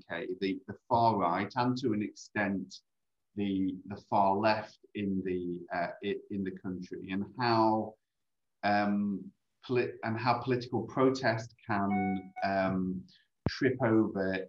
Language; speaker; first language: English; native; English